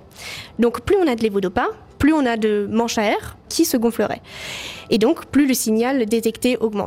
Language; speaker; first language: French; native; French